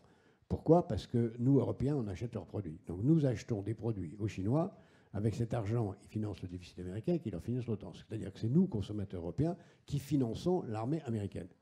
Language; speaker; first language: French; native; French